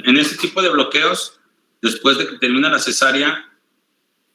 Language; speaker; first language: Spanish; native; Spanish